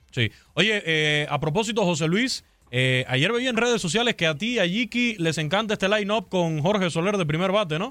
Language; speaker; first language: Spanish; native; Spanish